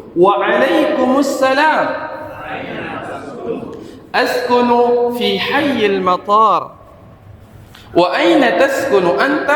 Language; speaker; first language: Arabic; non-native, fluent; Indonesian